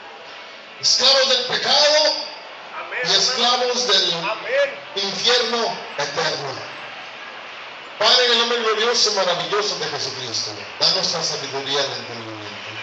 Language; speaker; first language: Spanish; native; Spanish